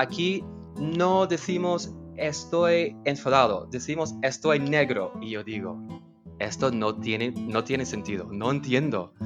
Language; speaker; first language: Spanish; non-native, learner; English